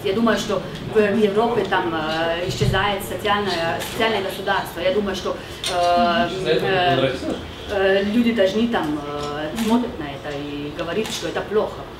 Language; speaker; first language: Russian; non-native, fluent; Slovenian